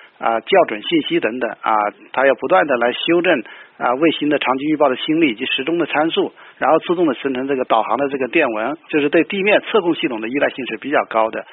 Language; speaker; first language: Chinese; native; Chinese